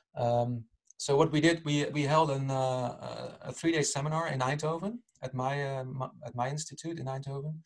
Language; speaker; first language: English; non-native, fluent; Dutch